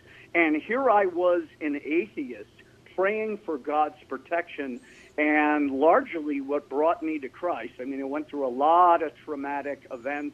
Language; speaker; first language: English; native; English